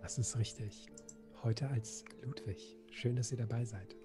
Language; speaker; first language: German; native; German